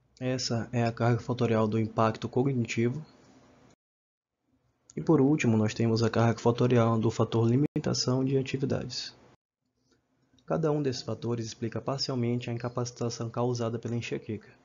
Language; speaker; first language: Portuguese; native; Portuguese